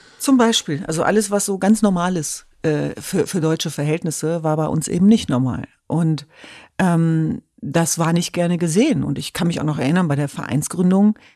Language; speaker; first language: German; early bilingual, other home language; Kurdish